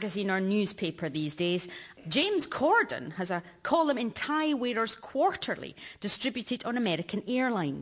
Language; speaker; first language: English; native; English